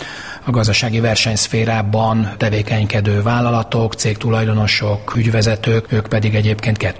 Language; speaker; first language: Hungarian; native; Hungarian